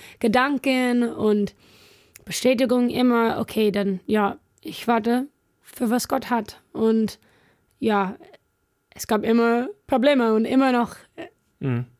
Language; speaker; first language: German; non-native, learner; English